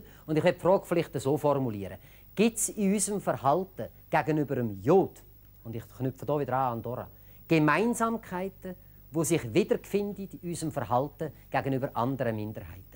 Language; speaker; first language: German; native; German